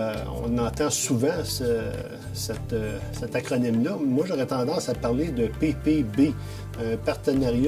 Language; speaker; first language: French; native; French